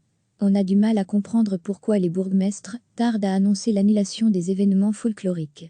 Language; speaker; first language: French; native; French